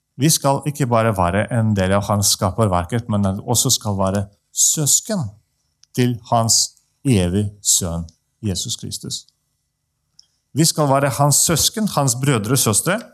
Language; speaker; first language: Norwegian; non-native, fluent; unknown